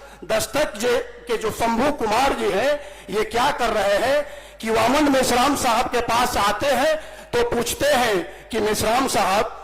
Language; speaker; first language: Hindi; native; Hindi